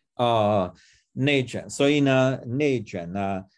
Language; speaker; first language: Chinese; non-native, fluent; English